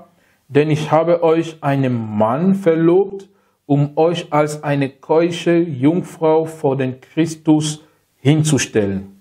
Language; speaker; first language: German; non-native, learner; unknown